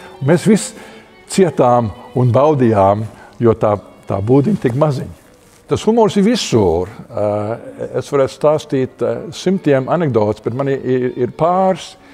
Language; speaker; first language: Latvian; early bilingual, heritage; Latvian